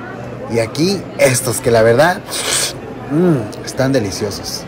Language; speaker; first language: Spanish; native; Spanish